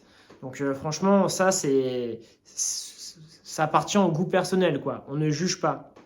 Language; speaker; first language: French; native; French